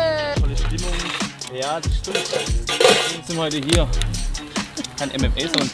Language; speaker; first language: German; native; German